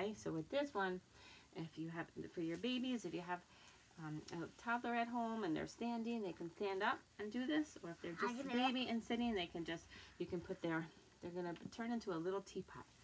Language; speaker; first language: English; native; English